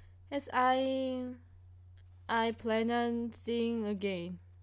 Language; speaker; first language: English; non-native, learner; Korean